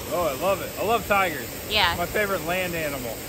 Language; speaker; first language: English; native; English